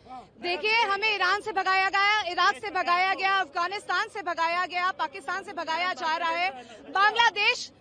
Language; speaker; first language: Hindi; native; Hindi